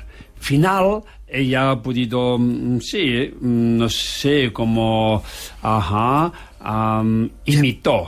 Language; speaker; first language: Spanish; non-native, learner; Tibetan